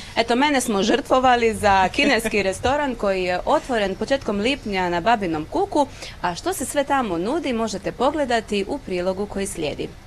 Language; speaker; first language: Croatian; native; Croatian